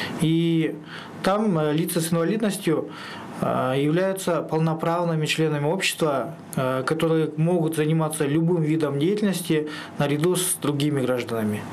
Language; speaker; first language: Russian; non-native, local second language; Kyrgyz